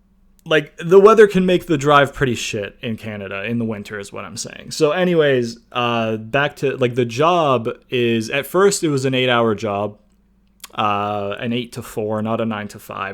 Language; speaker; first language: English; native; English